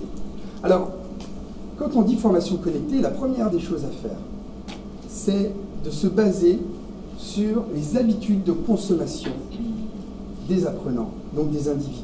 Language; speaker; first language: French; native; French